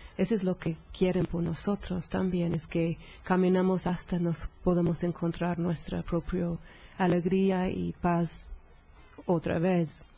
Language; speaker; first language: Spanish; non-native, fluent; English